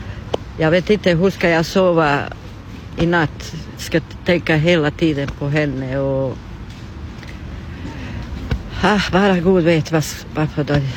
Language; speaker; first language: Swedish; non-native, learner; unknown